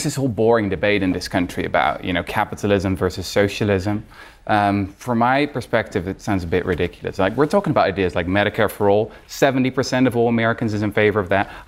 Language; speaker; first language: English; non-native, fluent; Dutch